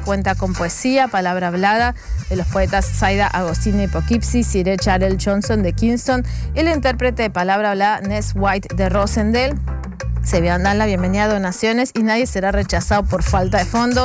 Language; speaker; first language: Spanish; native; Spanish